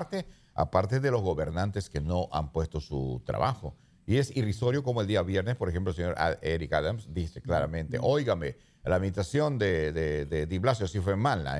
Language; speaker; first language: Spanish; native; Spanish